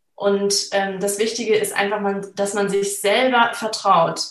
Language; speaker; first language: German; native; German